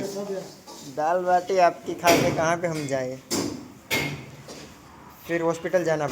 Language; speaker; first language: Hindi; non-native, local second language; Gujarati